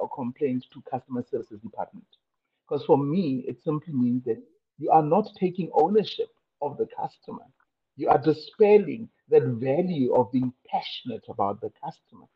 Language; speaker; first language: English; non-native, local second language; Tswana